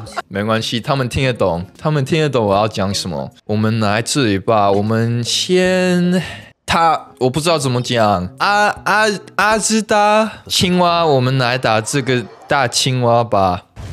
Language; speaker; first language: Chinese; early bilingual, heritage; Chinese